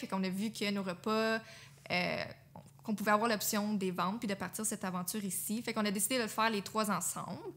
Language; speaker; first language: French; native; French